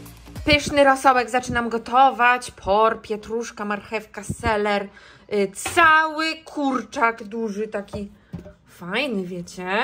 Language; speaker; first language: Polish; native; Polish